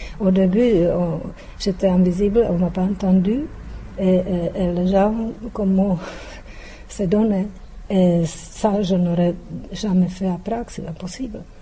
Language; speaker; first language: French; non-native, fluent; Czech